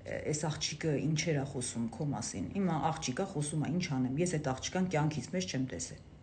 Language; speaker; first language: Armenian; native; Armenian